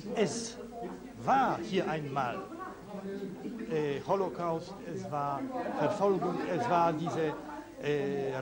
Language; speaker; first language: German; non-native, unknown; Polish